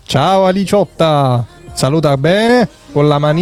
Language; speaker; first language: Italian; native; Italian